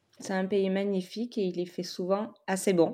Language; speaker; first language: French; native; French